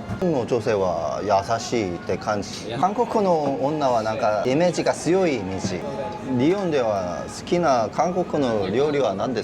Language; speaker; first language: Japanese; non-native, learner; Korean